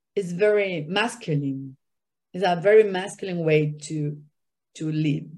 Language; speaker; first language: English; non-native, fluent; Spanish